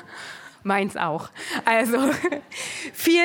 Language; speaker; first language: German; native; German